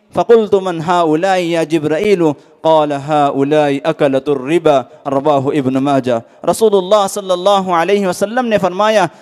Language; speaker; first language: Urdu; native; Urdu